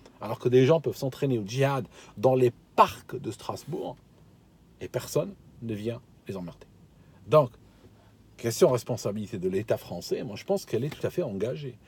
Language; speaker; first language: French; non-native, local second language; Arabic